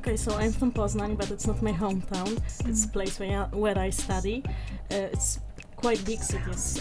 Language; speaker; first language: English; non-native, learner; Polish